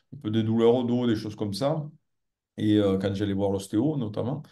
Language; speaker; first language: French; native; French